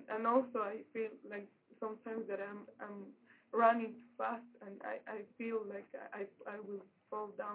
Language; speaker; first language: English; non-native, fluent; Dutch